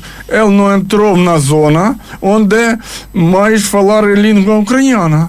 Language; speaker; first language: Portuguese; non-native, learner; Ukrainian